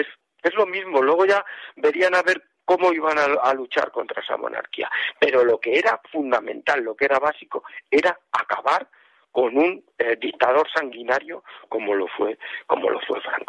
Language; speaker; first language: Spanish; native; Spanish